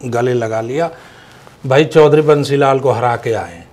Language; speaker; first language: Hindi; native; Hindi